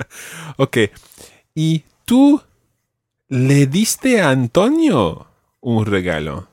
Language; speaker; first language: Spanish; non-native, fluent; English